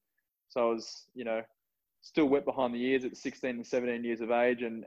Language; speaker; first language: English; native; English